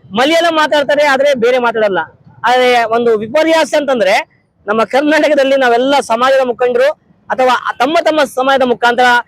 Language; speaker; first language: Kannada; native; Kannada